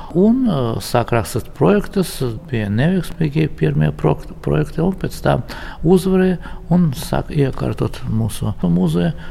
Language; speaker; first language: Latvian; non-native, local second language; Russian